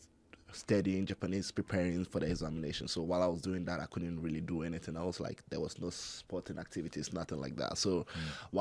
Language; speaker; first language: English; non-native, local second language; Hausa